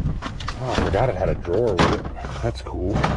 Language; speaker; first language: English; native; English